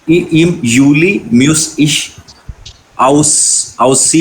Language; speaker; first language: German; non-native, learner; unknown